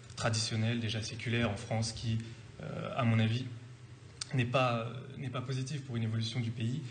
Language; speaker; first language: French; native; French